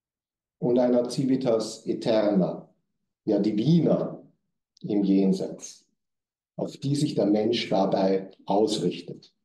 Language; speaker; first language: German; native; German